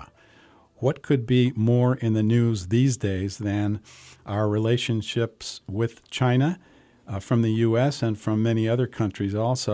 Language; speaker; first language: English; native; English